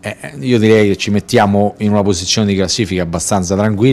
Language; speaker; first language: Italian; native; Italian